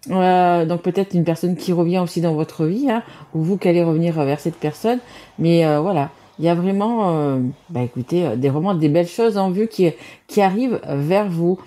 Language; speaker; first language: French; native; French